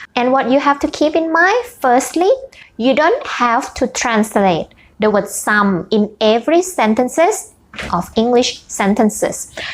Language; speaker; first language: English; non-native, fluent; Thai